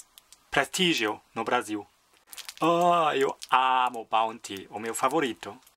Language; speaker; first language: Portuguese; non-native, fluent; German